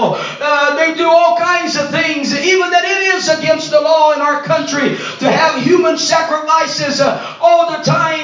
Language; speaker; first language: English; non-native, fluent; Portuguese